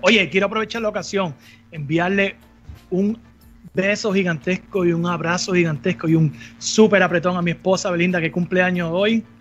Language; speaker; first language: Spanish; native; Spanish